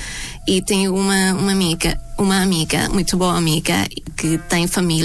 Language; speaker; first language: Portuguese; non-native, fluent; Thai